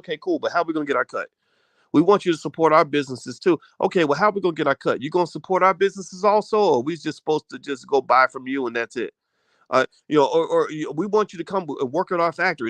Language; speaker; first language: English; native; English